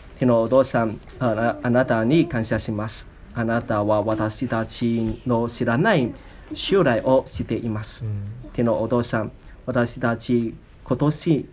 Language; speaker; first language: Japanese; non-native, learner; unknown